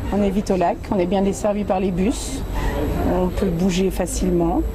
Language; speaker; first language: French; native; French